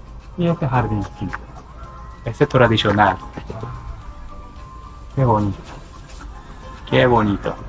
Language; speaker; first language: Spanish; non-native, learner; Japanese